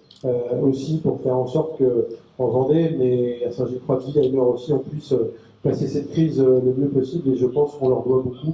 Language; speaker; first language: French; native; French